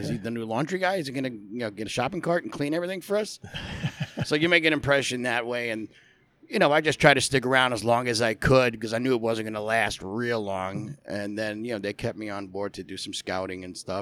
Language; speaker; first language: English; native; English